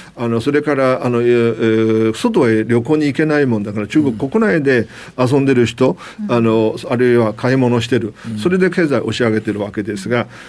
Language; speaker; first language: Japanese; non-native, fluent; Chinese